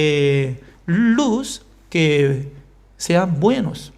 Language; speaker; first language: Spanish; non-native, fluent; Korean